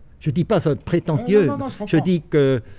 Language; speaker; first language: French; non-native, local second language; German